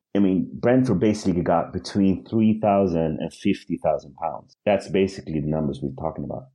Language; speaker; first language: English; early bilingual, other home language; Swedish